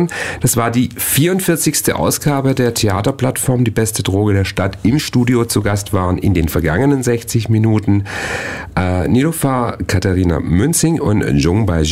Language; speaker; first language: German; native; German